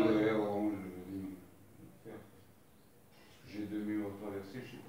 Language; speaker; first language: French; native; French